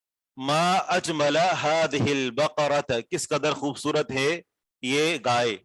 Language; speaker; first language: Urdu; native; Urdu